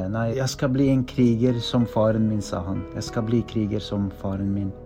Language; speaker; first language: Norwegian; non-native, fluent; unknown